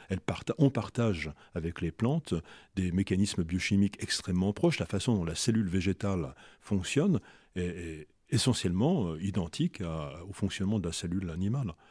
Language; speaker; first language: French; native; French